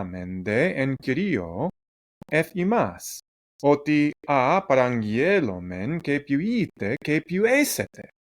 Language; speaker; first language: Greek; non-native, fluent; English